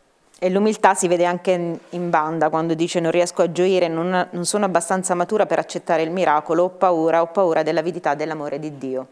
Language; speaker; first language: Italian; native; Italian